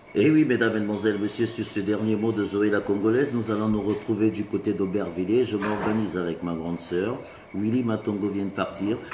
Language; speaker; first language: French; non-native, local second language; Lingala